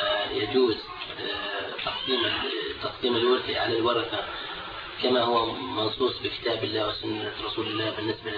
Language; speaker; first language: Arabic; native; Arabic